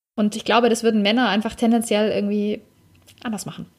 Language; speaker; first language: German; native; German